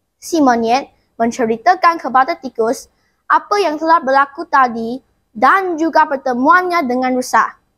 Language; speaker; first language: Malay; non-native, local second language; Chinese